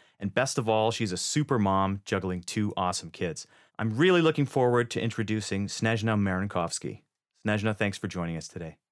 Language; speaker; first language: English; native; English